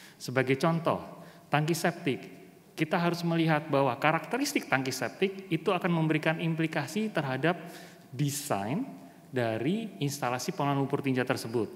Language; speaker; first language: Indonesian; native; Indonesian